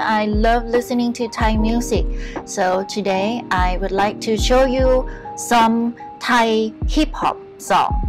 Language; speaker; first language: English; non-native, fluent; Thai